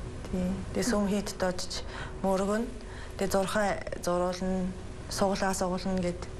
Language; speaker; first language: Mongolian; non-native, fluent; Japanese